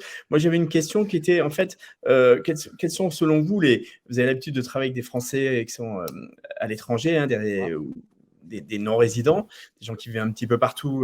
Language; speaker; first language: French; native; French